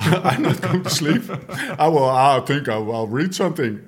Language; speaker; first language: English; non-native, fluent; Dutch